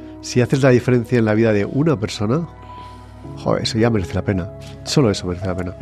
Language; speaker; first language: Spanish; native; Spanish